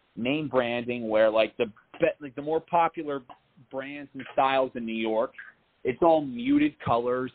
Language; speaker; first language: English; native; English